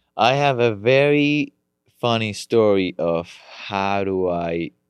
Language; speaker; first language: English; non-native, fluent; Spanish